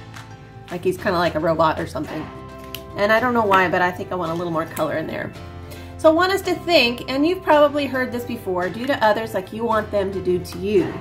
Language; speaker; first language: English; native; English